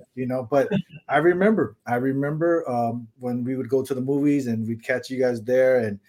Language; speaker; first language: English; native; English